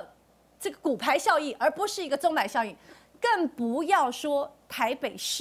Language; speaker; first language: Chinese; native; Chinese